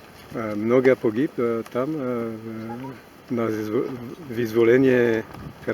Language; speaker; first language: Russian; non-native, learner; French